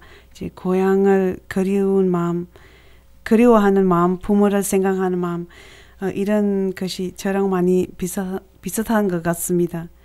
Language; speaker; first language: Korean; non-native, fluent; Nepali